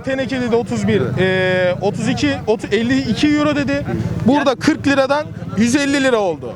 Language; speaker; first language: Turkish; native; Turkish